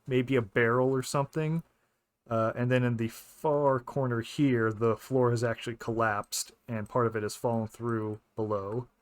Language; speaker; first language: English; native; English